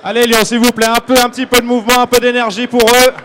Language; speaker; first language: French; native; French